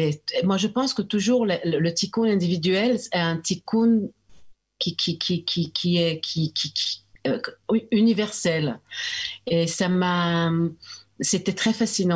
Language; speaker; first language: French; early bilingual, heritage; French